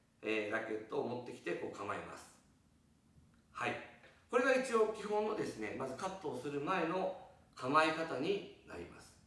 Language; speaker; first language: Japanese; native; Japanese